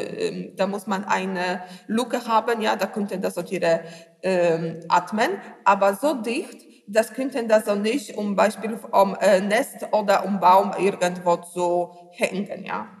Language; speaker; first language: German; non-native, learner; Polish